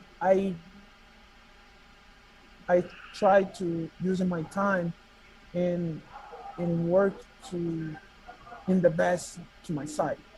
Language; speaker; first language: English; non-native, learner; Portuguese